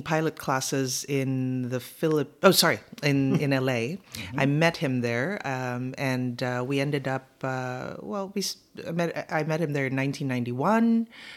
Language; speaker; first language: English; native; English